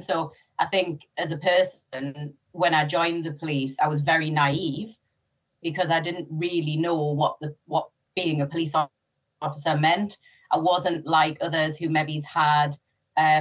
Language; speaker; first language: English; native; English